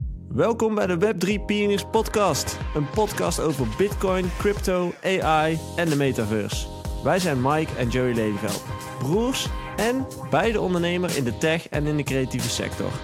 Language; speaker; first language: Dutch; native; Dutch